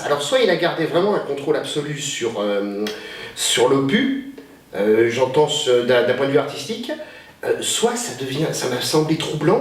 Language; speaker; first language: French; native; French